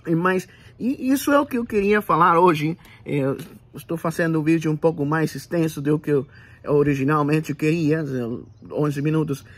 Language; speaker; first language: Portuguese; non-native, fluent; Spanish